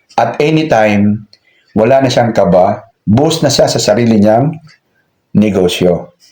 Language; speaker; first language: Filipino; non-native, local second language; Cebuano